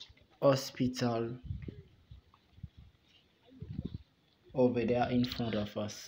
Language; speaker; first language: English; non-native, fluent; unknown